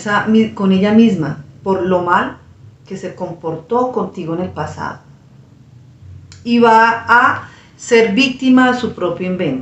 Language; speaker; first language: Spanish; native; Spanish